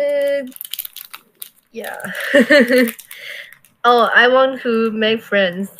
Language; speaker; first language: English; non-native, learner; Chinese